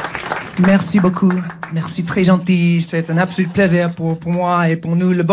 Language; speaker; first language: French; non-native, learner; English